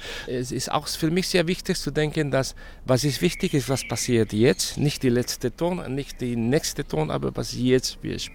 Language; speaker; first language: German; non-native, fluent; Spanish